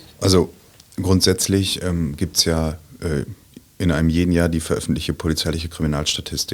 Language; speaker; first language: German; native; German